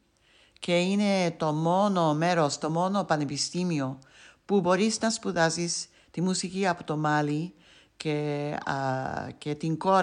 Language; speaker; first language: Greek; non-native, fluent; English